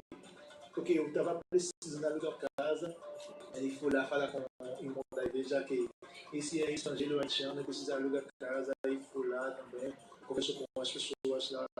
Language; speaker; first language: Portuguese; non-native, learner; Haitian Creole